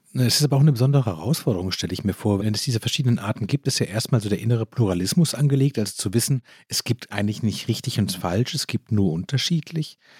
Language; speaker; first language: German; native; German